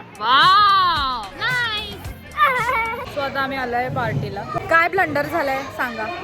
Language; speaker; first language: Marathi; non-native, local second language; Hindi